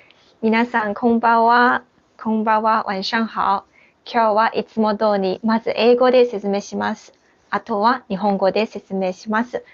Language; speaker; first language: Japanese; non-native, fluent; Chinese